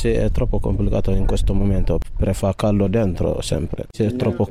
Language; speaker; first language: Italian; non-native, learner; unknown